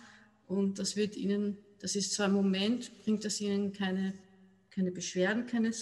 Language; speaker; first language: German; native; German